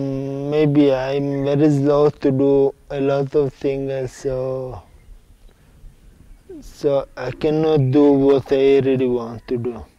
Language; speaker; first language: English; non-native, learner; Italian